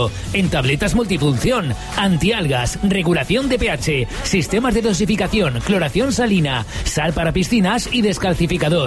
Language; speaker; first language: Spanish; native; Spanish